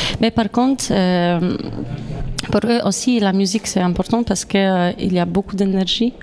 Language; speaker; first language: French; non-native, fluent; Polish